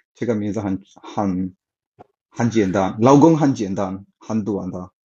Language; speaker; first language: Chinese; non-native, fluent; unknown